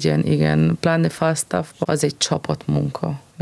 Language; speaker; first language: Hungarian; early bilingual, heritage; Hungarian